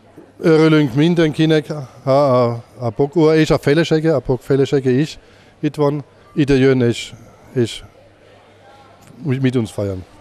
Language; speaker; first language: Hungarian; non-native, learner; German